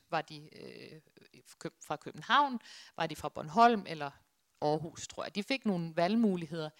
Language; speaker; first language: Danish; native; Danish